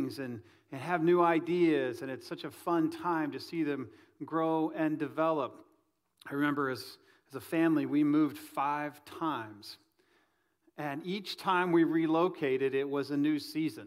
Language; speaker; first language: English; native; English